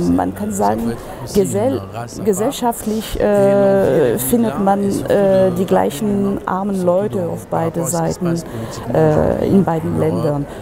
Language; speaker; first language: German; non-native, fluent; Arabic